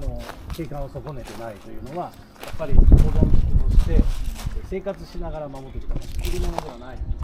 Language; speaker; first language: Japanese; native; Japanese